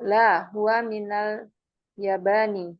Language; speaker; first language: Arabic; non-native, learner; Indonesian